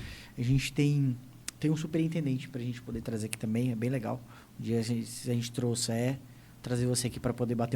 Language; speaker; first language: Portuguese; native; Portuguese